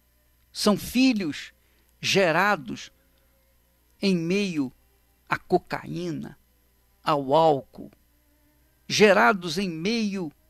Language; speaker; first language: Portuguese; native; Portuguese